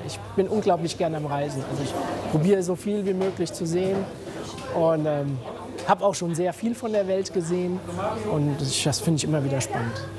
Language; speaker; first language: German; native; German